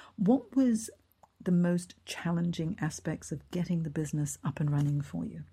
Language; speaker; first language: English; native; English